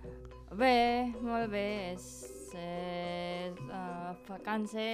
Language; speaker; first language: Catalan; non-native, learner; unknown